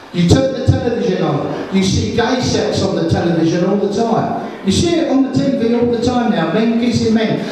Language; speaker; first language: English; native; English